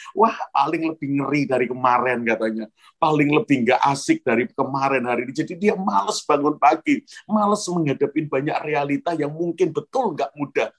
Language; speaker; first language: Indonesian; native; Indonesian